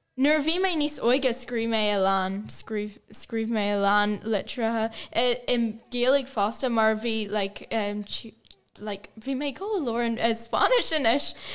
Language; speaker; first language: Irish; non-native, local second language; Portuguese